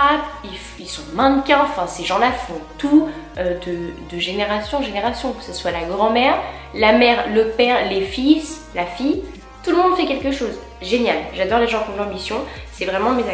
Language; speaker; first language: French; native; French